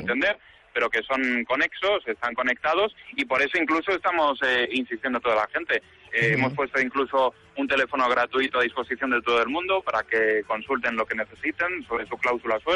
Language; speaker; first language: Spanish; native; Spanish